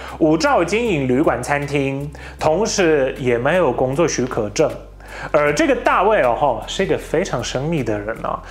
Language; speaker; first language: Chinese; non-native, fluent; Polish